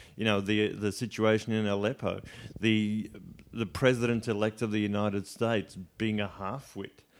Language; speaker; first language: English; native; English